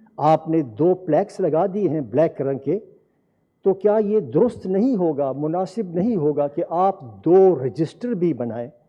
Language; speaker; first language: Urdu; non-native, local second language; Pashto